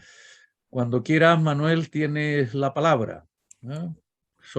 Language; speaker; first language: Spanish; native; Spanish